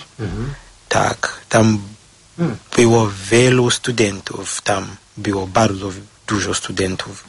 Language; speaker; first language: Polish; non-native, learner; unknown